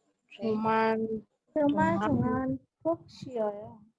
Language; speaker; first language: Korean; non-native, learner; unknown